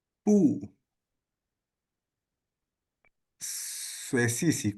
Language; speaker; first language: Chinese; non-native, learner; Indonesian